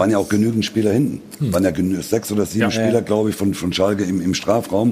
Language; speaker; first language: German; native; German